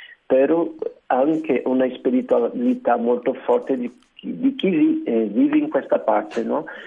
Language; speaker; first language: Italian; non-native, learner; Portuguese